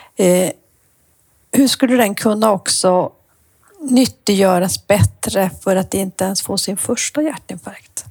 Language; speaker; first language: Swedish; native; Swedish